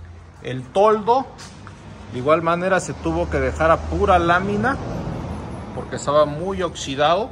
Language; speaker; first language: Spanish; native; Spanish